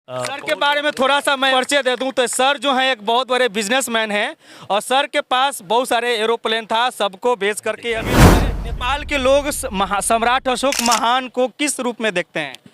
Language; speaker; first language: Hindi; native; Hindi